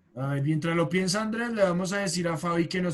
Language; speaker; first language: Spanish; native; Spanish